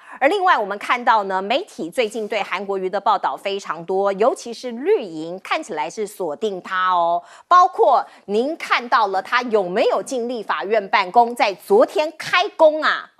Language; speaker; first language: Chinese; native; Chinese